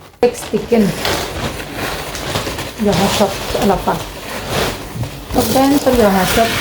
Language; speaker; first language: Swedish; non-native, learner; Thai